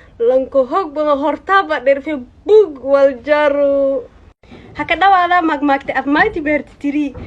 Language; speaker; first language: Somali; non-native, local second language; Maay